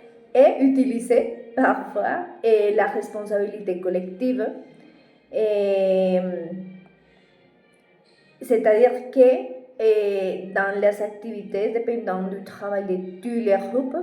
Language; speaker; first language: French; non-native, fluent; Spanish